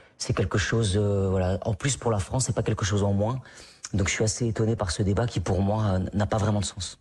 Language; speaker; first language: French; non-native, local second language; Basque